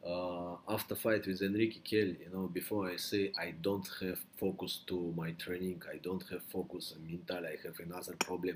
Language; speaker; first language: English; non-native, learner; Russian